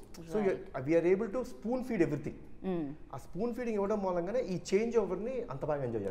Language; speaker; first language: Telugu; native; Telugu